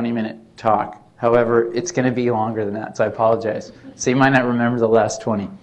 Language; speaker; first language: English; native; English